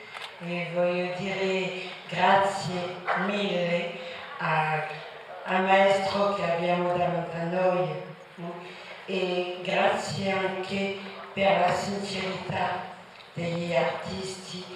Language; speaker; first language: Italian; non-native, fluent; Spanish